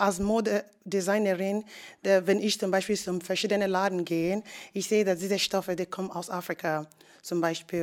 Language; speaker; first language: German; non-native, learner; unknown